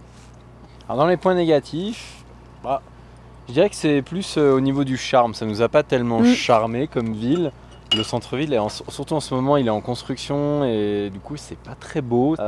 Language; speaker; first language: French; native; French